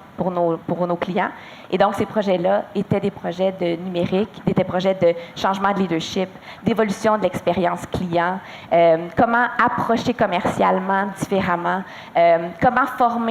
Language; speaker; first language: French; native; French